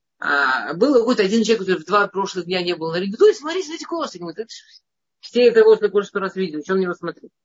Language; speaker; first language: Russian; native; Russian